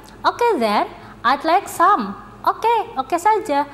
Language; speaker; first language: English; non-native, fluent; Indonesian